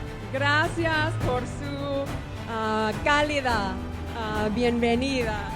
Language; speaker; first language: Spanish; non-native, fluent; English